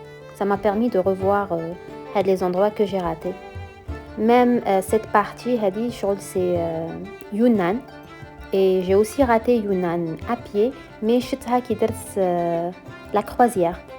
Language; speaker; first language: French; non-native, local second language; Arabic